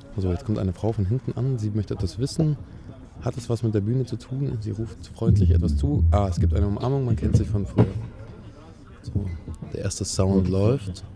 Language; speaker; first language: German; native; German